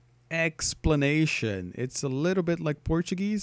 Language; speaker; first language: English; non-native, fluent; Portuguese